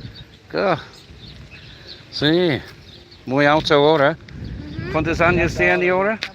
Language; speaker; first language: Spanish; non-native, learner; English